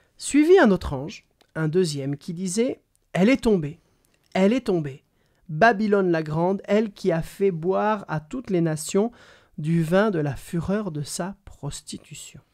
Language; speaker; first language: French; native; French